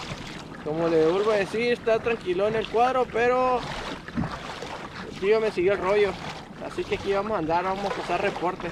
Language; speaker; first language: Spanish; native; Spanish